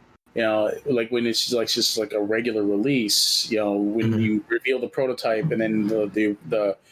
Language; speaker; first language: English; native; English